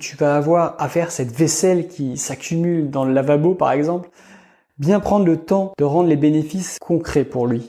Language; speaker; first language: French; native; French